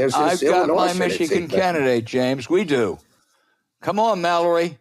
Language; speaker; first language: English; native; English